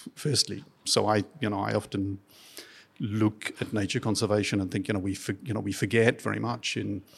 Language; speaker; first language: English; native; English